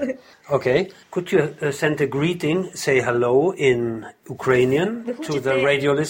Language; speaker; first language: English; non-native, fluent; German